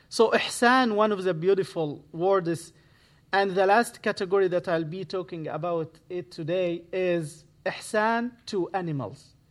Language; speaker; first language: English; non-native, fluent; Arabic